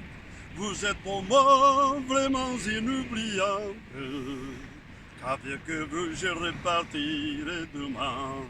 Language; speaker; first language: French; non-native, learner; Portuguese